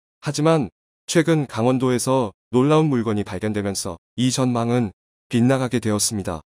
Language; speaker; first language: Korean; native; Korean